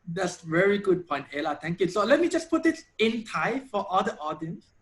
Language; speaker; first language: English; non-native, fluent; Thai